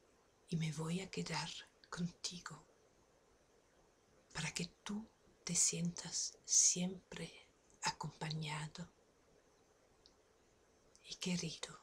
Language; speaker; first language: Spanish; non-native, fluent; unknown